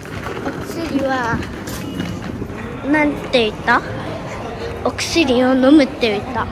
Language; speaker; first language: Japanese; early bilingual, other home language; French